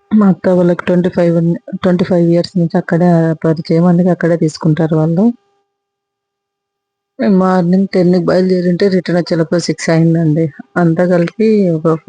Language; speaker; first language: Telugu; native; Telugu